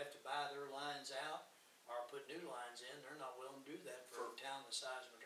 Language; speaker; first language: English; native; English